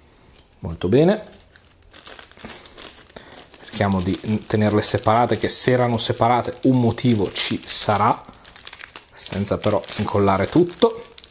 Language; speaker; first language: Italian; native; Italian